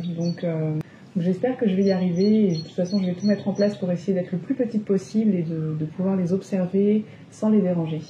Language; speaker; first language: French; native; French